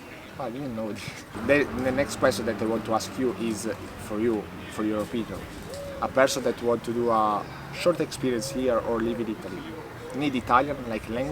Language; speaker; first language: English; non-native, learner; Italian